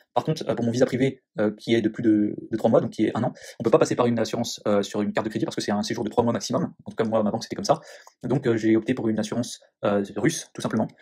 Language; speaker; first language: French; native; French